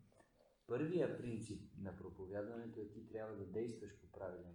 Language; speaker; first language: Bulgarian; native; Bulgarian